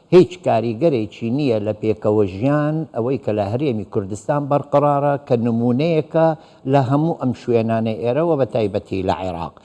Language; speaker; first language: Central Kurdish; non-native, local second language; Syriac